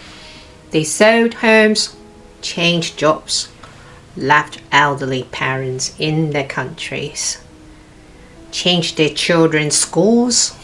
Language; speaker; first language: English; non-native, fluent; Cantonese